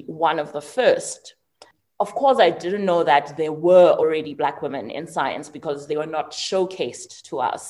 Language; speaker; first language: English; non-native, local second language; Xhosa